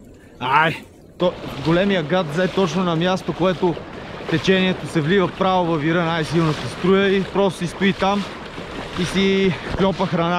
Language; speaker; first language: Bulgarian; native; Bulgarian